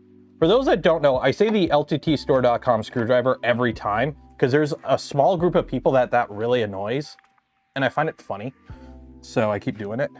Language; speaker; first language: English; native; English